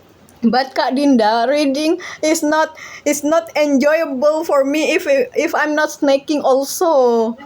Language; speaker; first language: English; non-native, learner; Indonesian